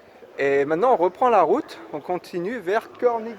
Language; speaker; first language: French; native; French